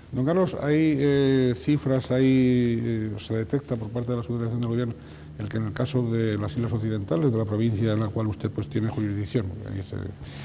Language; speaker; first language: Spanish; native; Spanish